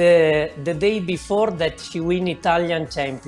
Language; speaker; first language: English; non-native, learner; Italian